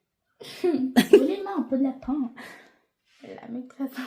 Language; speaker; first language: French; native; French